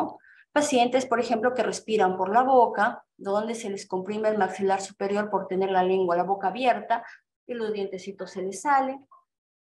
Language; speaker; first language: Spanish; native; Spanish